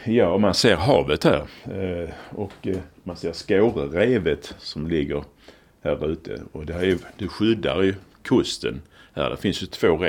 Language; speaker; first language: Swedish; native; Swedish